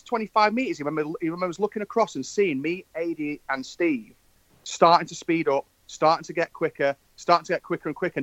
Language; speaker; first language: English; native; English